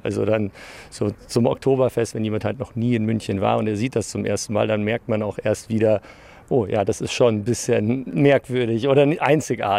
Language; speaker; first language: German; non-native, fluent; English